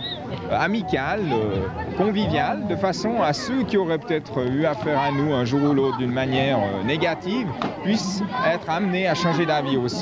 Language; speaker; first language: French; native; French